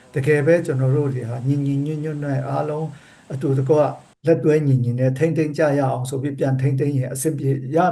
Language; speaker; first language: Burmese; non-native, local second language; Kachin